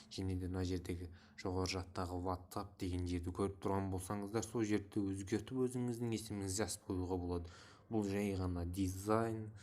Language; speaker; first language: Kazakh; non-native, local second language; Russian